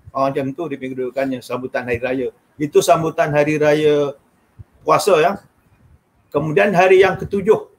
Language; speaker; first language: Malay; non-native, local second language; Javanese